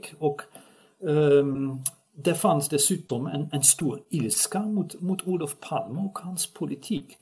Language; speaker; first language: Swedish; non-native, fluent; Dutch